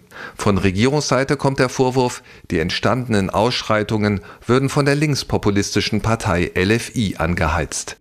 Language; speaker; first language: German; native; German